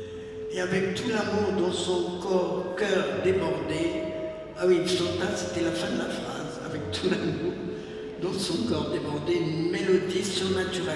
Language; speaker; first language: French; native; French